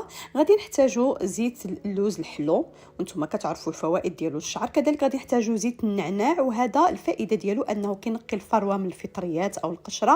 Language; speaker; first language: Arabic; native; Arabic